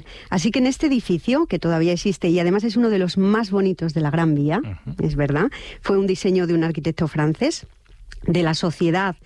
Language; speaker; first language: Spanish; native; Spanish